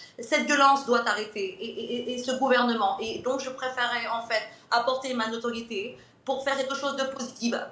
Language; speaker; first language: French; native; French